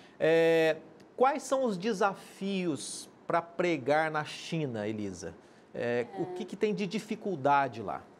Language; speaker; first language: Portuguese; native; Portuguese